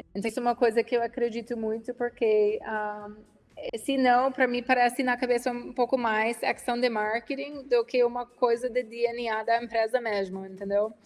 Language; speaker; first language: Portuguese; non-native, fluent; English